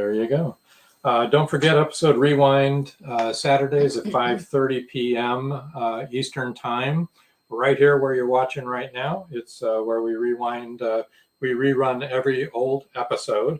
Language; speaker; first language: English; native; English